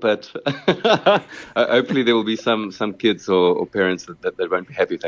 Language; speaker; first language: English; non-native, local second language; Afrikaans